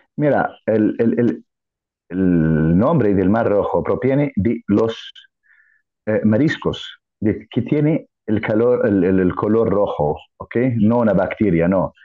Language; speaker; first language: Spanish; non-native, fluent; Arabic